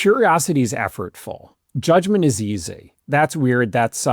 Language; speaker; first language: English; native; English